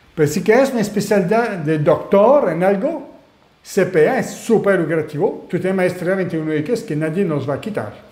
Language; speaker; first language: Spanish; non-native, fluent; French